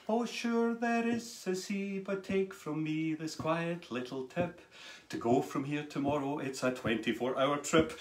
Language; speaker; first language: English; native; English